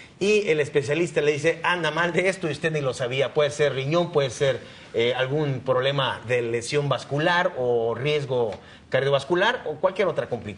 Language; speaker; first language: Spanish; native; Spanish